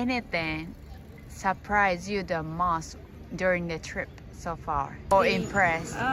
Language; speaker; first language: English; non-native, fluent; Japanese